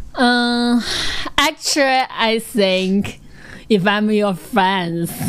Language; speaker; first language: English; non-native, learner; Chinese